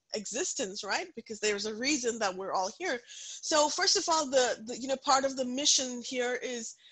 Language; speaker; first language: English; non-native, local second language; Punjabi